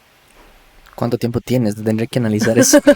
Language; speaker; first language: Spanish; native; Spanish